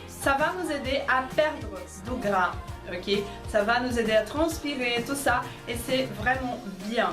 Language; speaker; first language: French; non-native, fluent; Portuguese